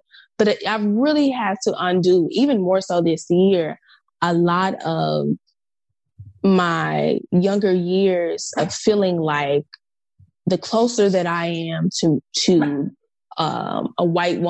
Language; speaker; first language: English; native; English